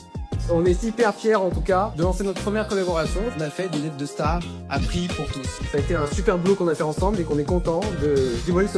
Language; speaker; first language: French; native; French